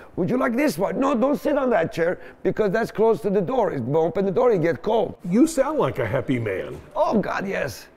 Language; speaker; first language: English; non-native, fluent; Persian